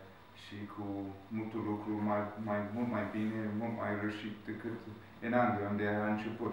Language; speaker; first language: Romanian; non-native, learner; English